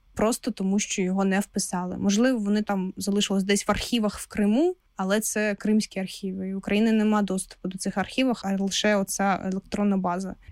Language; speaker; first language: Ukrainian; non-native, local second language; Russian